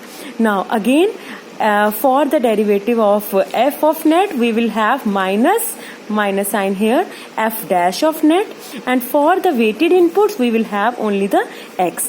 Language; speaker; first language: English; non-native, local second language; Hindi